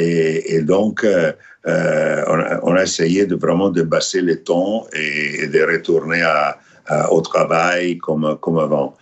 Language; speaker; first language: French; non-native, fluent; Italian